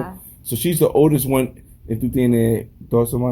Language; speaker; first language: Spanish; non-native, learner; English